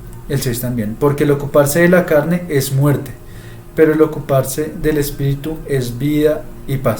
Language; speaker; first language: Spanish; native; Spanish